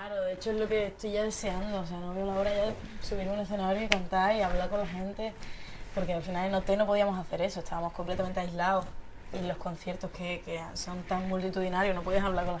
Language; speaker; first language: Spanish; native; Spanish